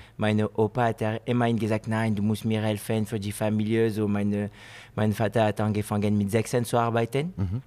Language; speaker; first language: German; non-native, fluent; French